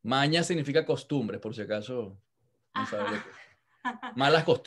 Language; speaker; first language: Spanish; native; Spanish